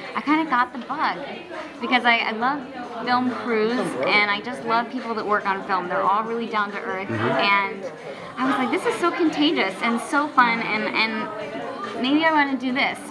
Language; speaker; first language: English; native; English